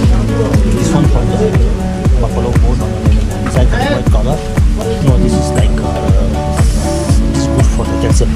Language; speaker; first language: English; non-native, learner; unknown